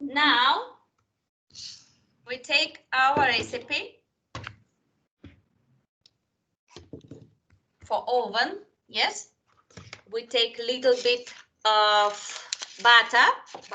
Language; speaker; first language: English; non-native, fluent; Spanish